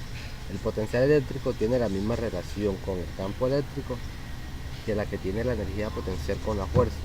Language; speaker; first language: Spanish; native; Spanish